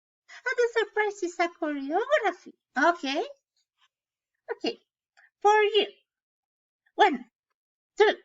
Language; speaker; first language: English; non-native, learner; Spanish